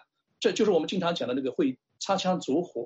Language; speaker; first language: Chinese; native; Chinese